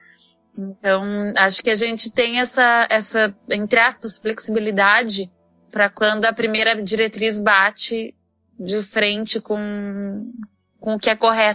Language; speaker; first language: Portuguese; native; Portuguese